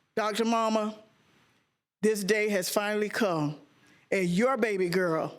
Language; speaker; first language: English; native; English